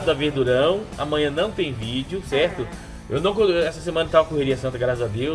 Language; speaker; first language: Portuguese; native; Portuguese